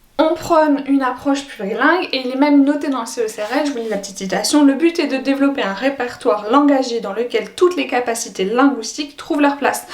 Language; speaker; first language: French; native; French